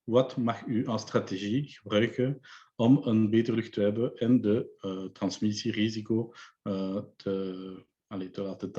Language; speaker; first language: Dutch; non-native, local second language; French